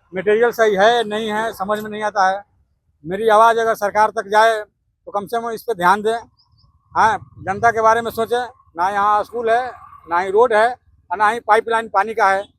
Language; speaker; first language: Hindi; native; Hindi